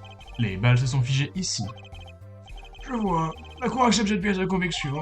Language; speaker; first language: French; native; French